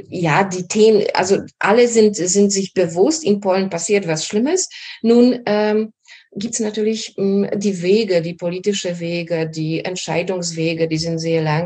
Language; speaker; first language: German; non-native, fluent; Polish